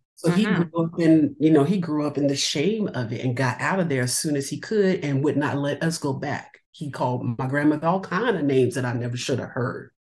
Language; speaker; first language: English; native; English